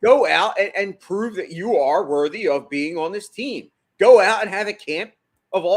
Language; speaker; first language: English; native; English